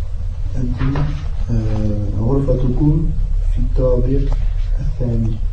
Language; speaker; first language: Arabic; non-native, learner; French